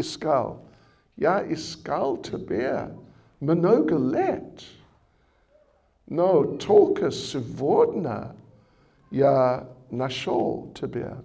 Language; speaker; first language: Russian; non-native, learner; English